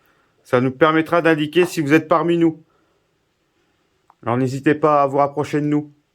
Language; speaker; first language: French; native; French